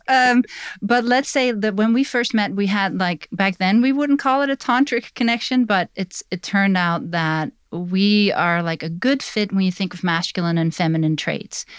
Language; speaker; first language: English; non-native, fluent; Dutch